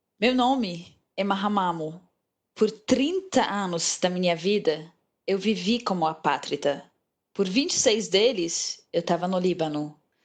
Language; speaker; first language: Portuguese; non-native, fluent; Arabic